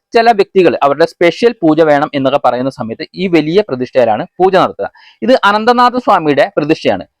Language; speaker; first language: Malayalam; native; Malayalam